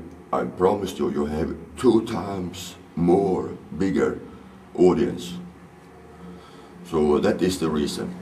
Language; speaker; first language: English; non-native, learner; Swedish